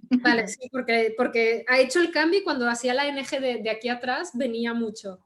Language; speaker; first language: Spanish; native; Spanish